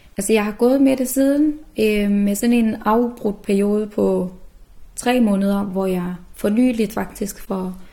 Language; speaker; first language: Danish; early bilingual, other home language; Arabic